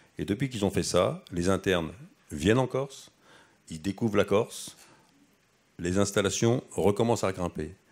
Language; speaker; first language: French; native; French